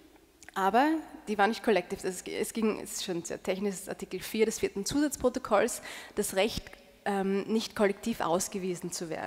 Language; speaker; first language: German; native; German